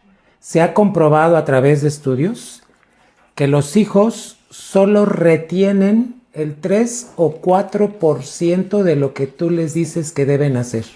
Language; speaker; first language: Spanish; native; Spanish